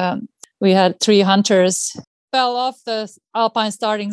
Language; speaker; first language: English; non-native, fluent; Finnish